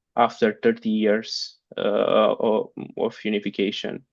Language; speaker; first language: English; non-native, fluent; Romanian